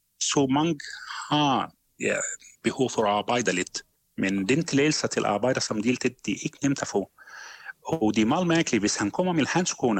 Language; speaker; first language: Danish; non-native, fluent; Arabic